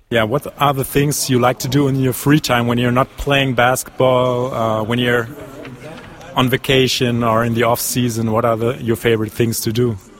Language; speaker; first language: English; non-native, fluent; German